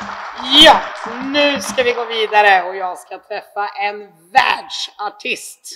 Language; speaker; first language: Swedish; native; Swedish